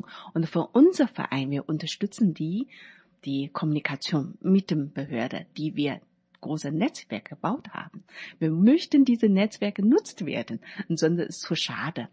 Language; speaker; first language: German; non-native, learner; Chinese